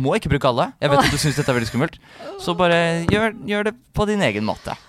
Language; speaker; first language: Norwegian; native; Norwegian